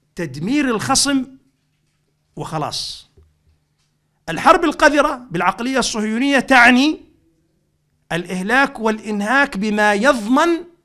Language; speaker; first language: Arabic; native; Arabic